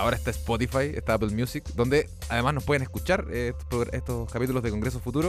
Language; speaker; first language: Spanish; native; Spanish